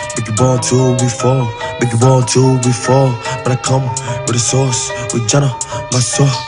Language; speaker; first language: English; non-native, local second language; Akan